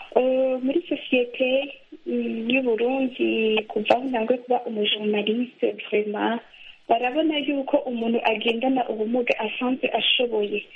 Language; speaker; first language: Rundi; native; Rundi